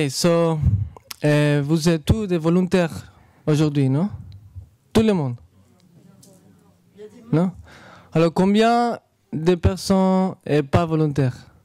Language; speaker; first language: French; non-native, learner; Spanish